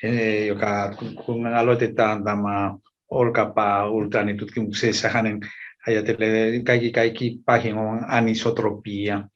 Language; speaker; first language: Finnish; non-native, learner; Spanish